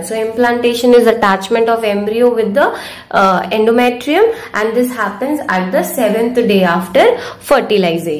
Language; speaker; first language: English; non-native, local second language; Hindi